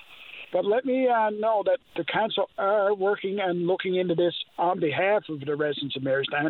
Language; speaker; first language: English; native; English